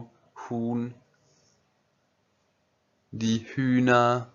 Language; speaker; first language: German; non-native, fluent; French